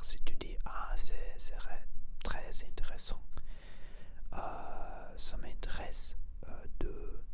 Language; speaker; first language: French; non-native, learner; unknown